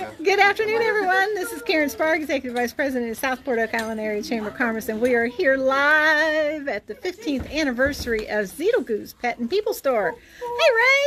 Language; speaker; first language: English; native; English